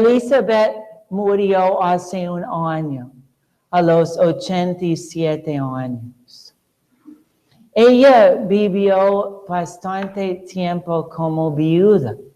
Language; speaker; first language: Spanish; non-native, fluent; English